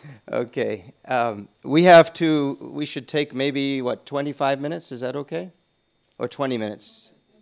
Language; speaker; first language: English; native; English